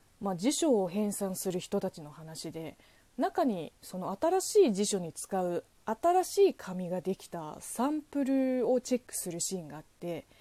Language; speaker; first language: Japanese; non-native, fluent; Chinese